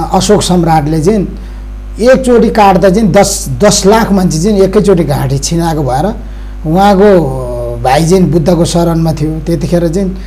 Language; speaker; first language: Nepali; non-native, local second language; Eastern Tamang